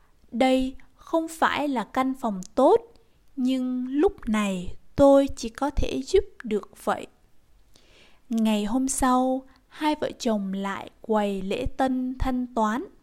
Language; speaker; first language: Vietnamese; native; Vietnamese